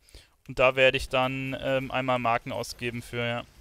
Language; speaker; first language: German; native; German